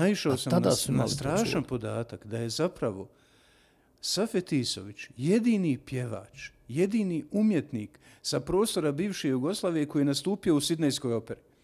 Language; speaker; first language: Serbian; native; Serbian